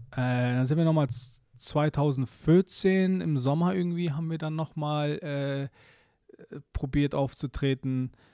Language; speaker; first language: German; early bilingual, other home language; Polish